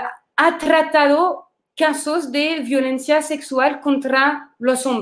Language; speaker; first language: Spanish; non-native, fluent; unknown